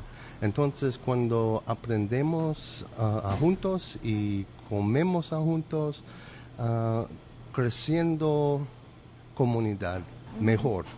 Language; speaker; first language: Spanish; non-native, learner; English